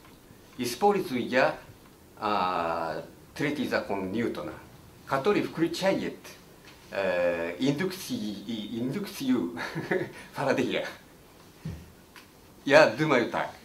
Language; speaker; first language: Russian; non-native, learner; Japanese